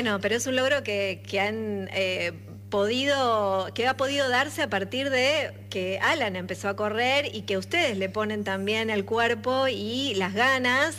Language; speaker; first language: Spanish; native; Spanish